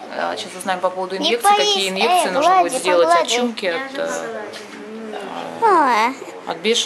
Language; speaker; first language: Russian; native; Russian